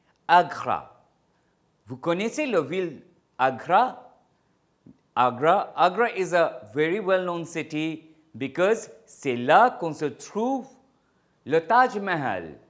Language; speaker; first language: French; non-native, fluent; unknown